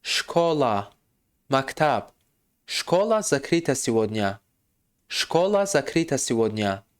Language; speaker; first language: Russian; non-native, fluent; Tajik